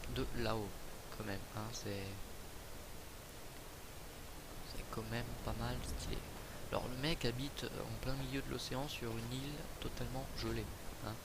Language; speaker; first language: French; native; French